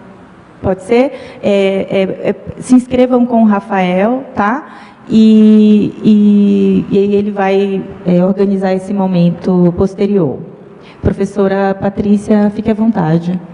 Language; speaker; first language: Portuguese; native; Portuguese